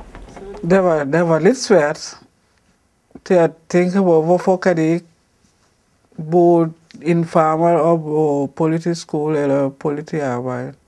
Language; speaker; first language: Danish; non-native, learner; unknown